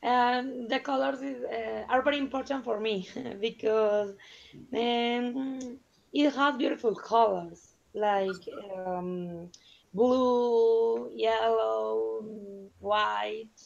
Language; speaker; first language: English; non-native, learner; Spanish